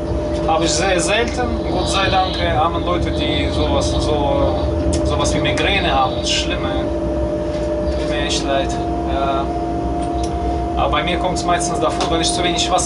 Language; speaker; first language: German; non-native, fluent; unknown